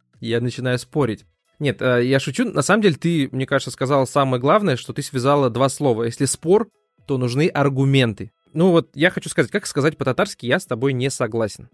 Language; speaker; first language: Russian; native; Russian